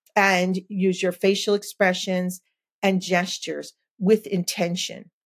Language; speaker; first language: English; native; English